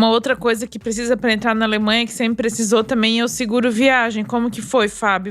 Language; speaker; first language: Portuguese; native; Portuguese